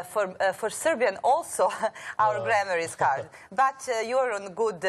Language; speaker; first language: English; non-native, learner; Serbian